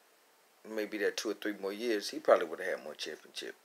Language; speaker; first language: English; native; English